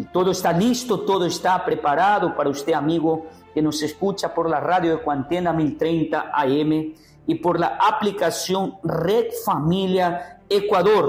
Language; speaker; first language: Spanish; native; Spanish